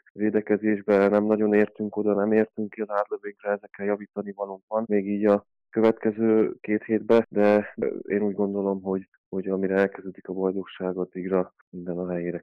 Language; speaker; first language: Hungarian; native; Hungarian